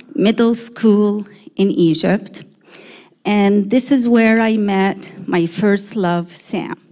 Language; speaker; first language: English; early bilingual, other home language; Arabic